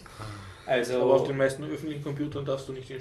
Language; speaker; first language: German; native; German